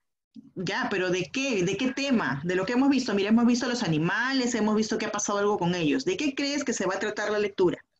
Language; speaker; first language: Spanish; native; Spanish